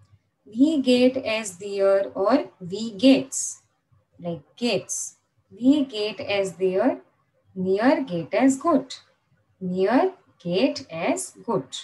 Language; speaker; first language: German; non-native, fluent; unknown